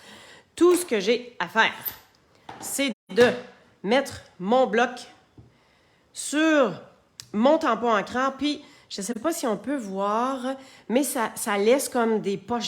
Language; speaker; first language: French; native; French